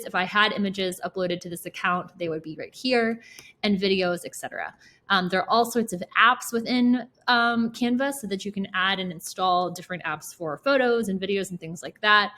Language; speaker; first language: English; native; English